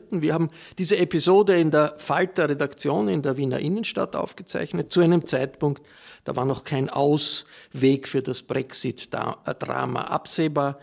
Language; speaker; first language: German; native; German